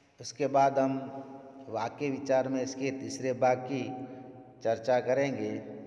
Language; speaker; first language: Hindi; non-native, local second language; Gujarati